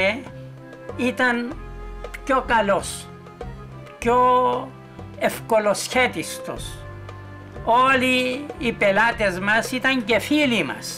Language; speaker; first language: Greek; native; Greek